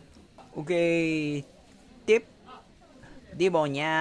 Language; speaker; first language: Vietnamese; non-native, learner; Japanese